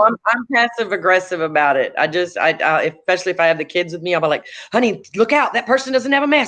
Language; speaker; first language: English; native; English